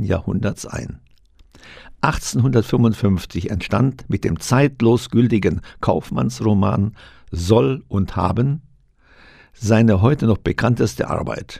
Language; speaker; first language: German; native; German